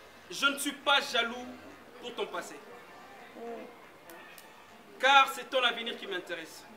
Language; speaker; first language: French; non-native, local second language; Lingala